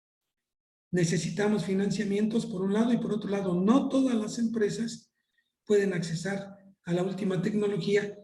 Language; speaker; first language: Spanish; native; Spanish